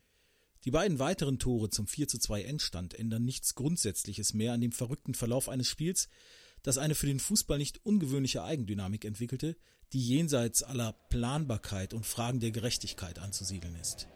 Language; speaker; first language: German; native; German